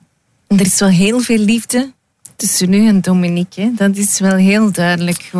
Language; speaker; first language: Dutch; native; Dutch